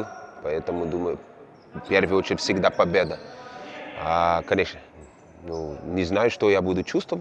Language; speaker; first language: Russian; non-native, learner; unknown